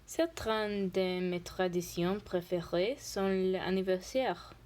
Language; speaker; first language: French; non-native, learner; English